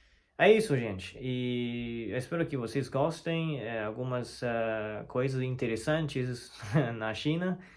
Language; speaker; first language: Portuguese; non-native, learner; Chinese